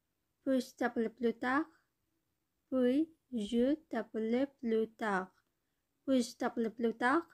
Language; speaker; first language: French; non-native, learner; Bangla